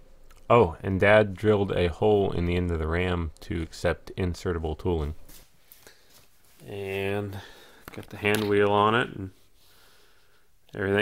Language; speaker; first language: English; native; English